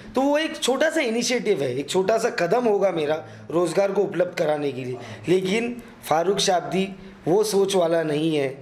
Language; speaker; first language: Hindi; non-native, local second language; Urdu